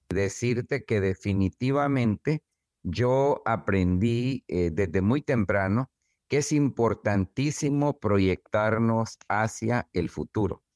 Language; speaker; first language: Spanish; native; Spanish